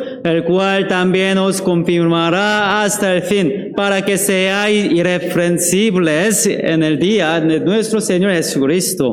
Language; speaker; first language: Spanish; non-native, fluent; Korean